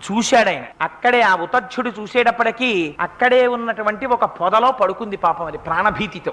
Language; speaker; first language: Telugu; native; Telugu